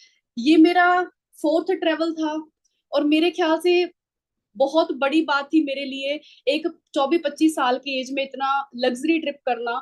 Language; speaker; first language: Hindi; non-native, local second language; Punjabi